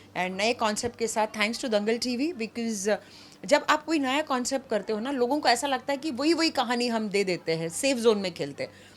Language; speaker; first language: Hindi; non-native, local second language; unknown